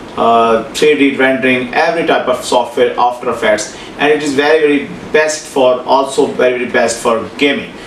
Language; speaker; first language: English; non-native, local second language; Urdu